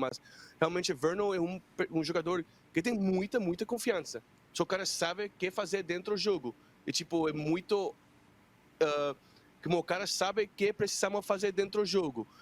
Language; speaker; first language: Portuguese; non-native, fluent; Spanish